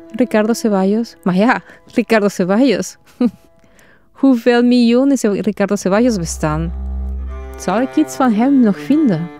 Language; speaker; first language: Dutch; non-native, fluent; Spanish